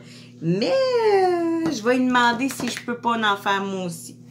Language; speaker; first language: French; native; French